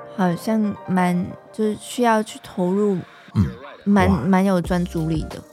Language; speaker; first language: Chinese; non-native, fluent; Vietnamese